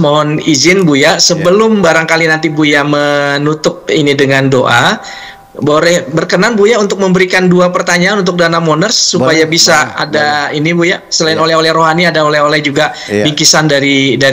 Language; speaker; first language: Indonesian; native; Indonesian